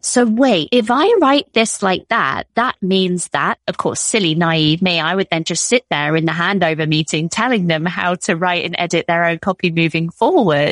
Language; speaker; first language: English; native; English